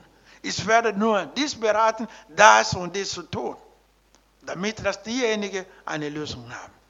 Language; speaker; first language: German; non-native, learner; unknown